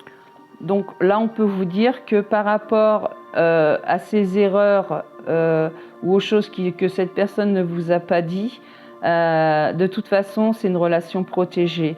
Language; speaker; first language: French; native; French